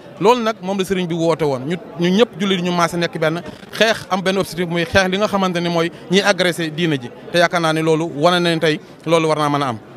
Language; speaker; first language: Wolof; native; Wolof